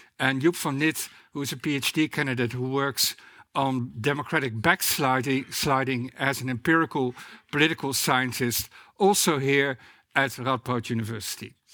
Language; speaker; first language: English; non-native, fluent; Dutch